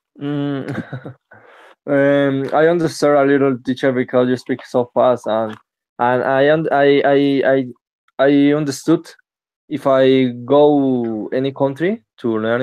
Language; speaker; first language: English; non-native, learner; Spanish